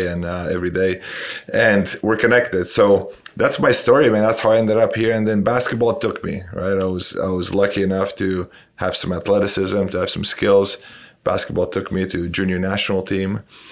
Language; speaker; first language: English; non-native, fluent; Romanian